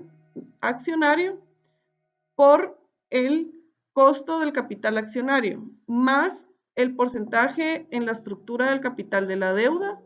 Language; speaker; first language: Spanish; native; Spanish